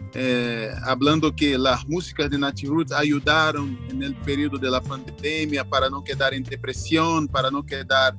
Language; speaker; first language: Spanish; non-native, learner; Portuguese